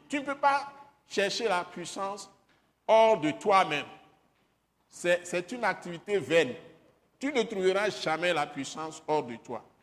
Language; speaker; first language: French; non-native, local second language; Ewe